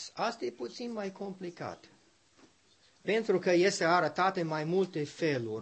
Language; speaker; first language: Romanian; non-native, learner; English